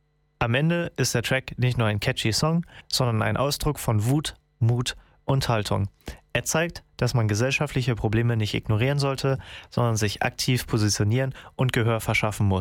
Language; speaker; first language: German; native; German